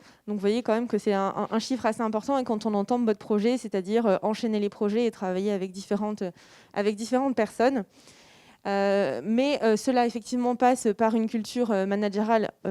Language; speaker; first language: French; native; French